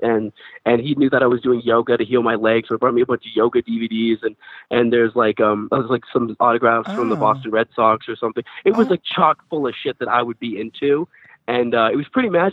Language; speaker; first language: English; native; English